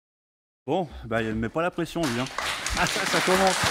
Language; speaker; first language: French; native; French